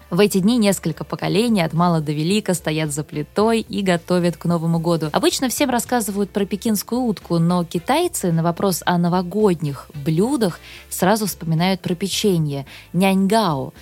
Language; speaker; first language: Russian; native; Russian